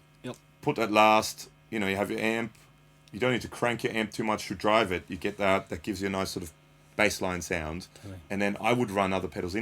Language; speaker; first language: English; native; English